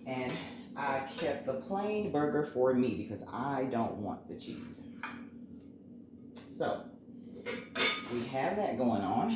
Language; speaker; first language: English; native; English